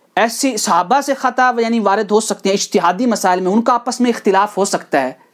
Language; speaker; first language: Urdu; non-native, local second language; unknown